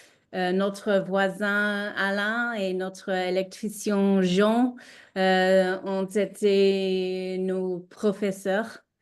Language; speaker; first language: French; non-native, learner; English